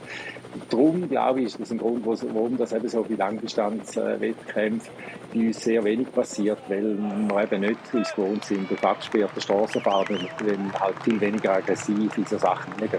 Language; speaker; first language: German; native; German